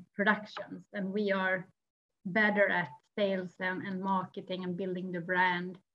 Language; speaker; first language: English; non-native, fluent; Swedish